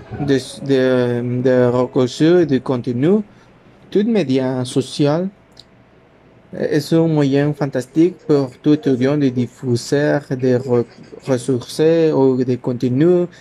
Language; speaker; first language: French; non-native, learner; Spanish